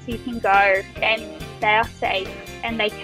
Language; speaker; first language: English; native; English